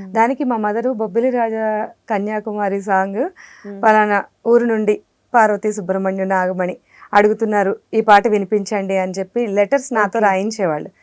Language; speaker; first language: Telugu; native; Telugu